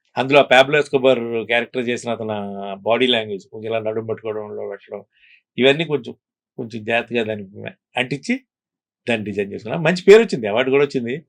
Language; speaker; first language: Telugu; native; Telugu